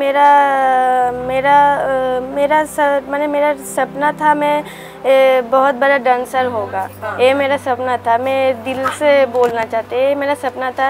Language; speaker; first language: Hindi; non-native, local second language; Bangla